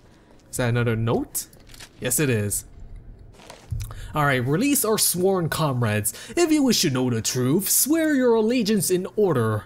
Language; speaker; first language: English; native; English